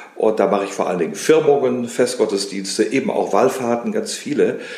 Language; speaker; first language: German; native; German